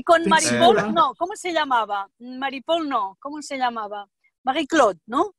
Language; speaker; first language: Portuguese; non-native, learner; Spanish